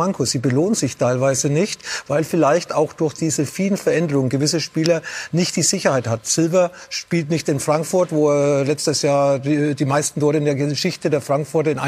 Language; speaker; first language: German; native; German